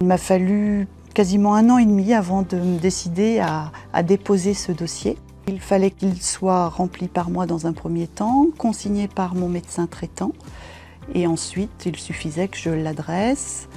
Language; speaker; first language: French; native; French